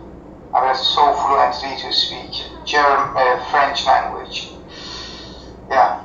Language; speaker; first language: English; non-native, fluent; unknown